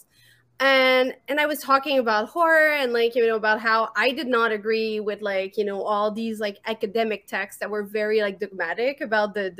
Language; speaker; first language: English; non-native, fluent; French